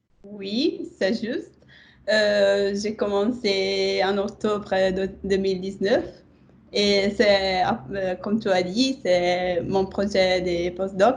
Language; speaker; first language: French; non-native, fluent; Italian